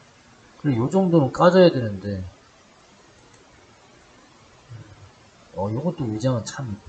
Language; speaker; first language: Korean; native; Korean